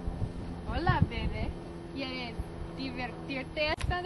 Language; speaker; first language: Spanish; non-native, learner; English